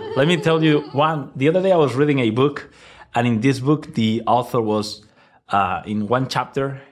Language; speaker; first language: English; non-native, fluent; Spanish